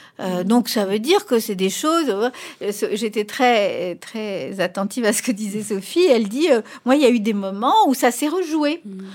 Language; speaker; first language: French; non-native, fluent; Spanish